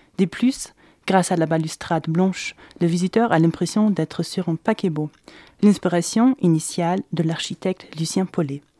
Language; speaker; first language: French; non-native, fluent; German